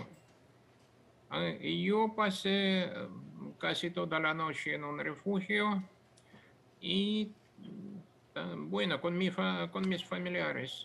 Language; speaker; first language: Spanish; non-native, fluent; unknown